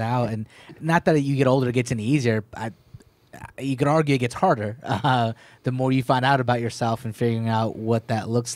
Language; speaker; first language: English; native; English